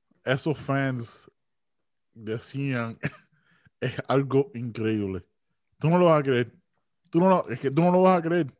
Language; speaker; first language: Spanish; early bilingual, heritage; Spanish